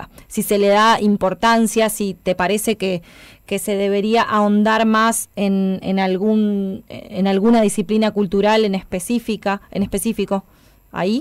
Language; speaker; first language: Spanish; native; Spanish